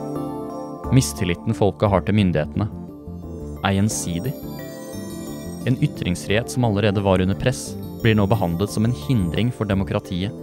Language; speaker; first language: Norwegian; native; Norwegian